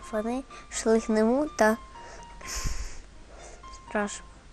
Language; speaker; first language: Ukrainian; non-native, local second language; Russian